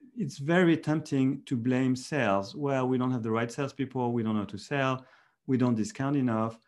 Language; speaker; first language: English; non-native, fluent; French